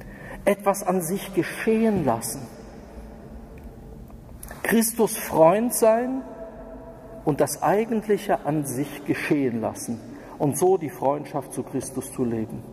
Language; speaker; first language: German; native; German